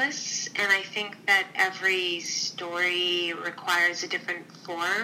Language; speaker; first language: English; native; English